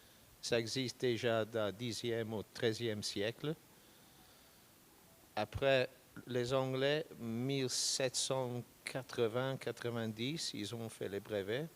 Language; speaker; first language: French; non-native, fluent; English